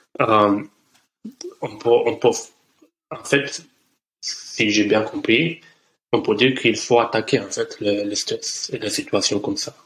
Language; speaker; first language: French; non-native, learner; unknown